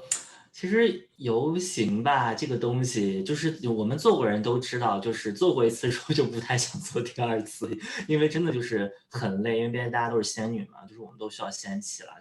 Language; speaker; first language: Chinese; native; Chinese